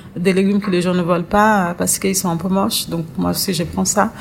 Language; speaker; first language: French; non-native, fluent; Portuguese